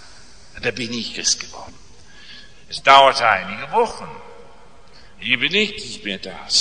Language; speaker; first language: German; non-native, fluent; English